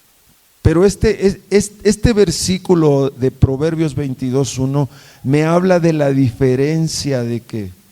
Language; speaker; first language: Spanish; native; Spanish